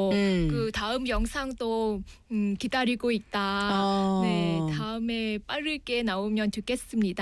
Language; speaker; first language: Korean; non-native, fluent; Vietnamese